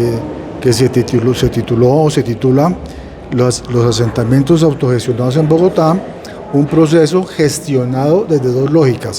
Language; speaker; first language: Spanish; native; Spanish